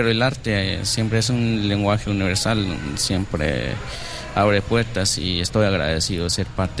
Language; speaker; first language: Spanish; non-native, local second language; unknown